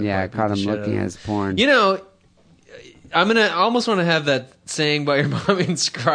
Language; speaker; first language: English; native; English